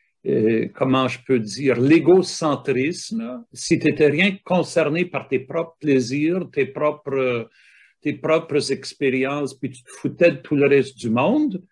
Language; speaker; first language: French; native; French